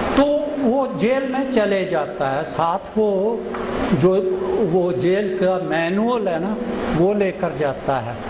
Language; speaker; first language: Hindi; non-native, local second language; Punjabi